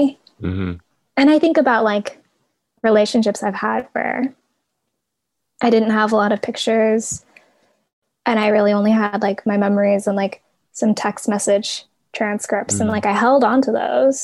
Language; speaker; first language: English; native; English